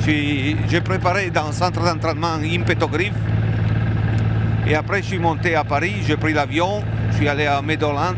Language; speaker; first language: French; non-native, fluent; Italian